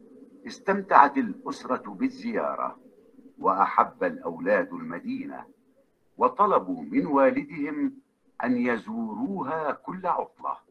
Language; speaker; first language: Arabic; non-native, learner; Indonesian